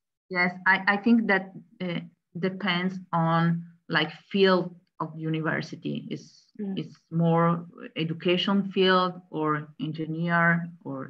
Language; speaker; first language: English; non-native, learner; Italian